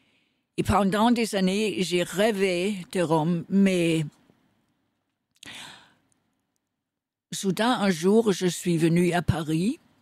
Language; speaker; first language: French; non-native, fluent; Danish